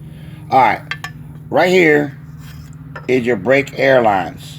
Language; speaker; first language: English; native; English